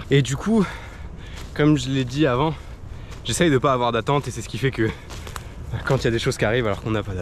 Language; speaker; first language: French; native; French